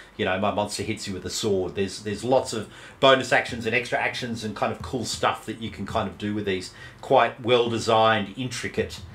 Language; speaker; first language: English; native; English